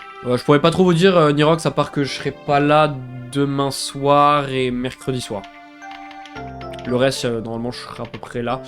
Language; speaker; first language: French; native; French